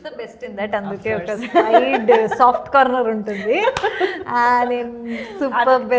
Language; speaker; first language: Telugu; non-native, learner; Kannada